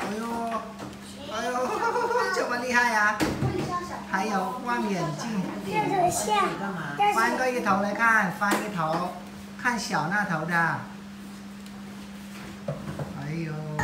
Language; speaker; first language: Chinese; non-native, local second language; Cantonese